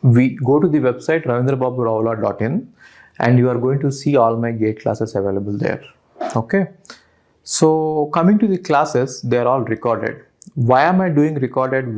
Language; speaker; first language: English; non-native, local second language; Telugu